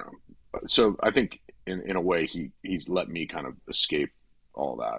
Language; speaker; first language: English; native; English